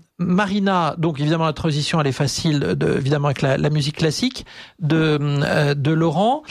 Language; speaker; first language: French; native; French